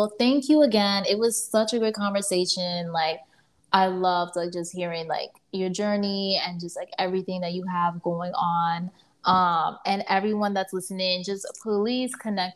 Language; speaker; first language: English; native; English